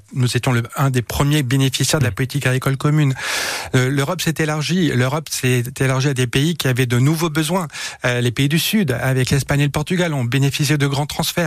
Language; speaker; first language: French; native; French